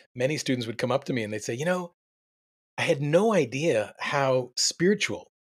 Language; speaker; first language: English; native; English